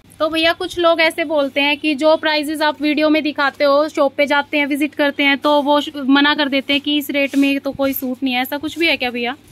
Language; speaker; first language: Hindi; native; Hindi